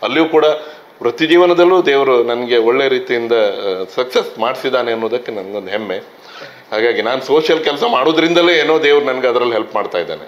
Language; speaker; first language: Kannada; native; Kannada